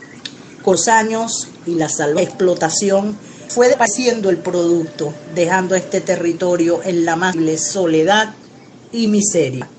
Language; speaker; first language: Spanish; native; Spanish